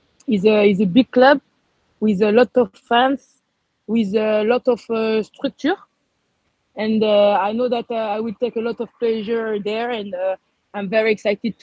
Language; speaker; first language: English; non-native, learner; French